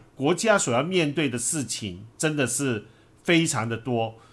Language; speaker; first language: Chinese; non-native, local second language; Cantonese